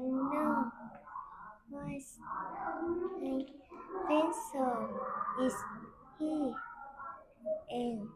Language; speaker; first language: English; non-native, learner; Vietnamese